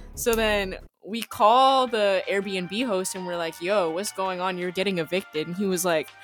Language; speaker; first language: English; native; English